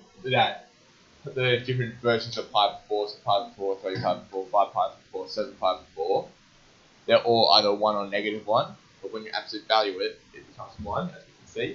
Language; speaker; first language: English; native; English